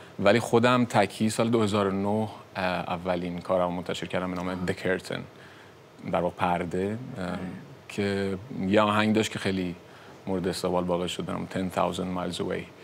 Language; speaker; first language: Persian; native; Persian